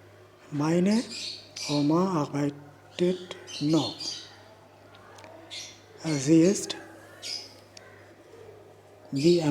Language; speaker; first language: German; non-native, fluent; Urdu